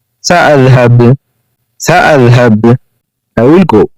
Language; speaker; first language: Arabic; non-native, fluent; Amharic